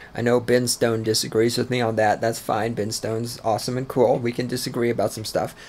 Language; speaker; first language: English; native; English